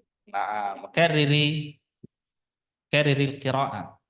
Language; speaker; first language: Arabic; non-native, fluent; Indonesian